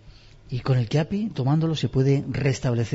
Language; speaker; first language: Spanish; native; Spanish